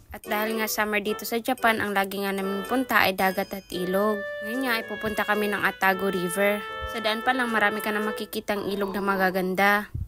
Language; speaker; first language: Filipino; non-native, local second language; Cebuano